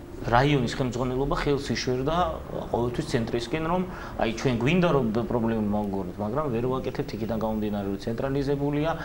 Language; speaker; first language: Georgian; native; Georgian